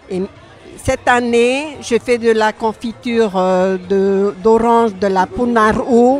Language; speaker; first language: French; non-native, local second language; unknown